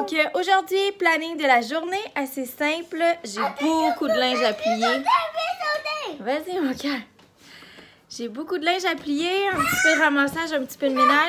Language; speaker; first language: French; native; French